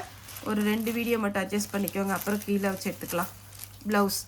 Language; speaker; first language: Tamil; native; Tamil